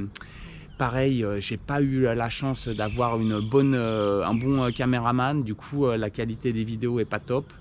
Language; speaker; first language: French; native; French